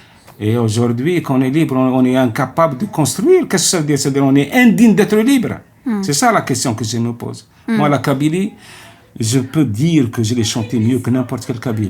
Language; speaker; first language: French; non-native, local second language; Arabic